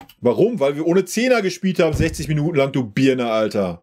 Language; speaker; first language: German; native; German